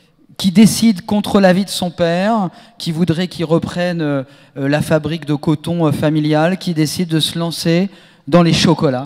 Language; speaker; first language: French; native; French